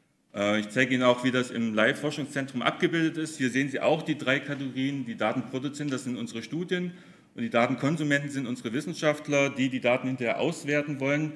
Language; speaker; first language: German; native; German